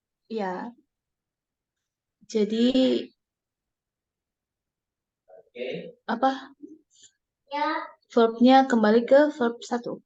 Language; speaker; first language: Indonesian; non-native, learner; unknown